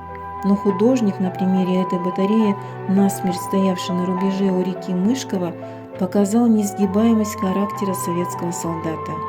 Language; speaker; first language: Russian; native; Russian